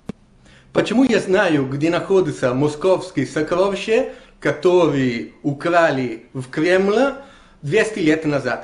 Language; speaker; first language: Russian; non-native, learner; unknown